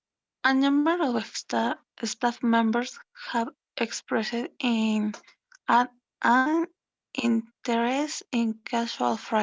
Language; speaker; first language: English; non-native, learner; Spanish